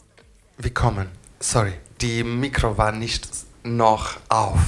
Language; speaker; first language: German; non-native, fluent; Greek